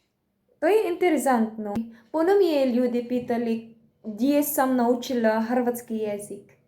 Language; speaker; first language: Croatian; non-native, learner; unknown